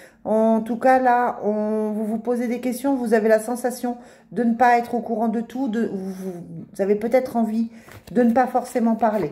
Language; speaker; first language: French; native; French